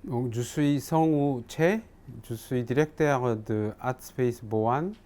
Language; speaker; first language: French; non-native, fluent; Korean